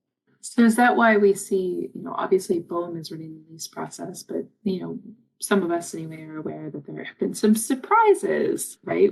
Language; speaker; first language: English; native; English